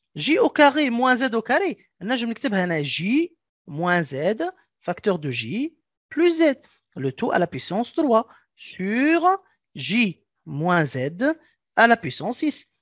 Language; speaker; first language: French; non-native, local second language; Arabic